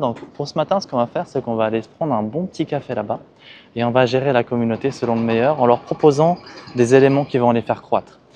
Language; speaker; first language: French; early bilingual, other home language; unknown